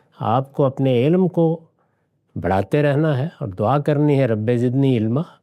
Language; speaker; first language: Urdu; non-native, local second language; Punjabi